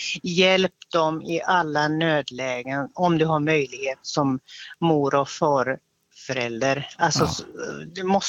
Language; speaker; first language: Swedish; native; Swedish